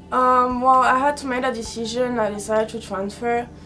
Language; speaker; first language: English; non-native, fluent; French